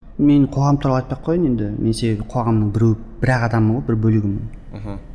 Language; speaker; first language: Kazakh; early bilingual, heritage; Kazakh